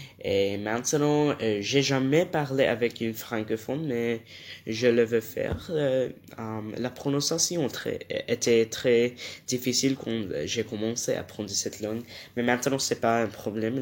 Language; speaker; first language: French; non-native, learner; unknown